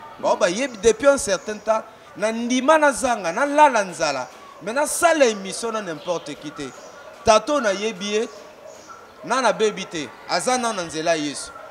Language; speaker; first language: Lingala; native; Lingala